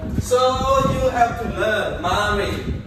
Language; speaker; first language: English; non-native, learner; Khmer